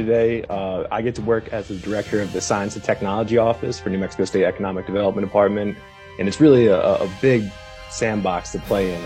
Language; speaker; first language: English; native; English